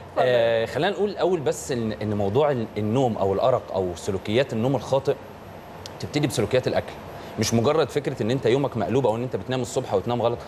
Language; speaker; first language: Egyptian Arabic; native; Egyptian Arabic